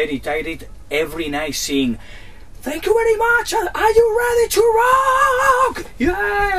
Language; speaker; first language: English; non-native, learner; Spanish